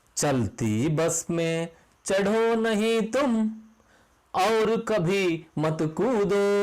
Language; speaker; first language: Hindi; non-native, local second language; Kannada